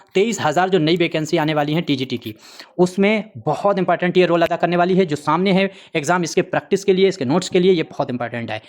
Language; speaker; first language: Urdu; native; Urdu